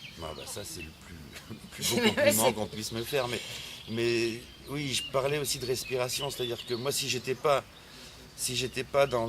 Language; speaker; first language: French; native; French